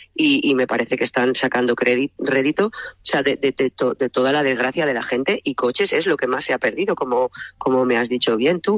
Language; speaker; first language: Spanish; native; Spanish